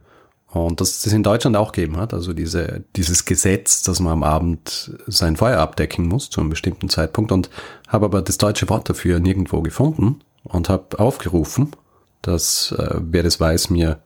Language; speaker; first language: German; native; German